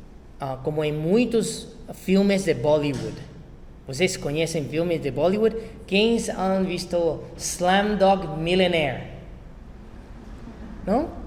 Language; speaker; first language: Portuguese; non-native, fluent; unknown